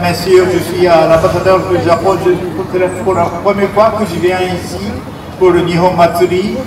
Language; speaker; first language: French; non-native, fluent; Japanese